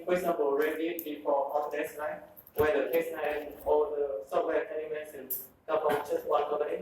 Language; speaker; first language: English; non-native, fluent; Vietnamese